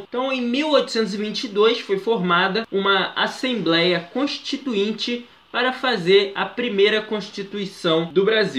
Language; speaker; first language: Portuguese; native; Portuguese